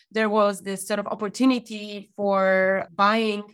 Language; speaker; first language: English; non-native, fluent; Polish